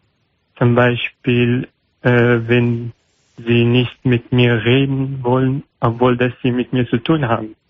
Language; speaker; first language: German; non-native, learner; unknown